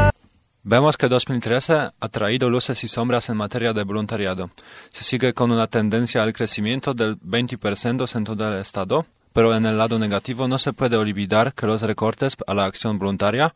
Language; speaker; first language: Spanish; native; Spanish